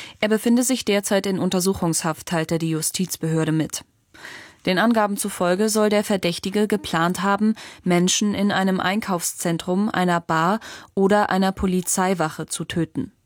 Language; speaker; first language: German; native; German